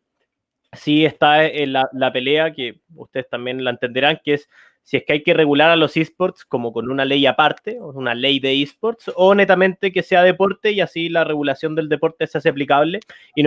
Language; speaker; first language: Spanish; native; Spanish